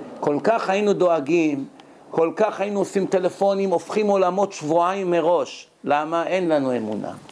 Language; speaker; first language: Hebrew; native; Hebrew